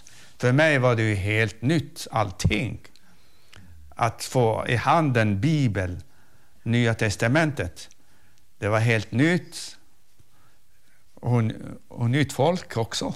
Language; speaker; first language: Swedish; non-native, fluent; Arabic